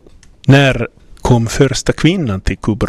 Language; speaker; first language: Swedish; non-native, local second language; Finnish